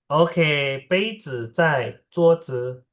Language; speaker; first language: Chinese; non-native, fluent; Indonesian